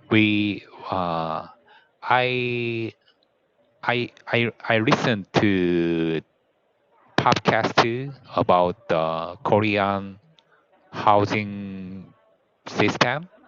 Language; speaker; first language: English; non-native, learner; Korean